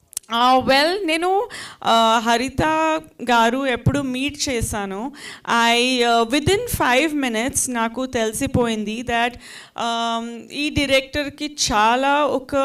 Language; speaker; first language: Telugu; non-native, fluent; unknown